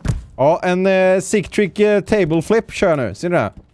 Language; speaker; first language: Swedish; native; Swedish